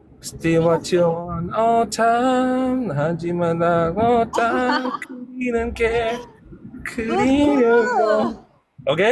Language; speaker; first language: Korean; non-native, learner; Thai